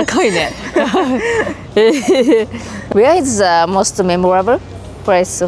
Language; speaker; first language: English; non-native, learner; Japanese